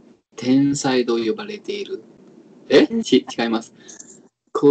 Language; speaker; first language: Japanese; non-native, learner; Chinese